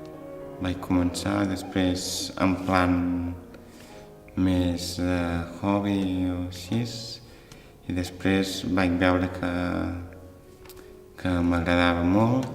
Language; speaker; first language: Catalan; early bilingual, other home language; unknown